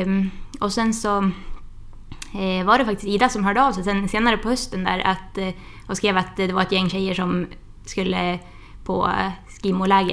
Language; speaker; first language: Swedish; native; Swedish